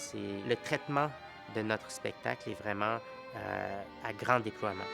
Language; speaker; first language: French; native; French